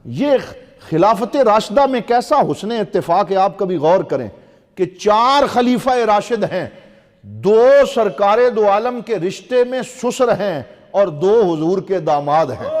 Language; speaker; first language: Urdu; non-native, local second language; Punjabi